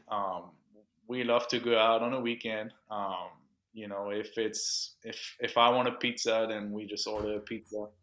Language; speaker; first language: English; non-native, local second language; French